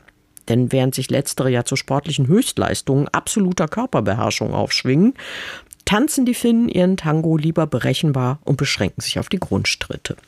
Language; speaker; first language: German; native; German